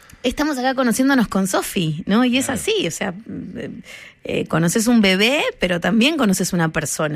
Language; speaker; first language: Spanish; native; Spanish